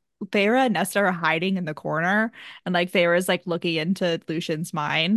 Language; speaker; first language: English; native; English